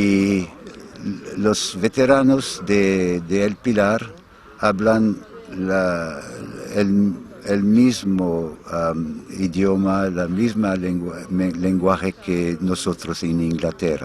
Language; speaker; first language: Spanish; non-native, fluent; English